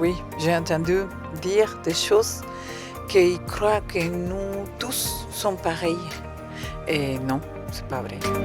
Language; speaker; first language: French; non-native, fluent; Spanish